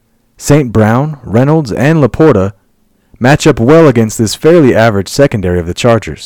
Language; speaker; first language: English; native; English